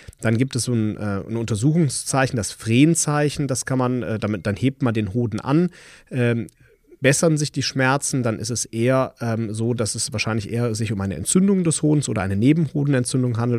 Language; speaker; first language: German; native; German